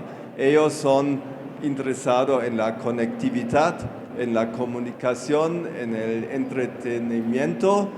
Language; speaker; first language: Spanish; non-native, fluent; German